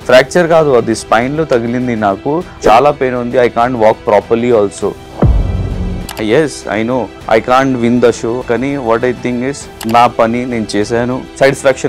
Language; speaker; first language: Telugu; non-native, learner; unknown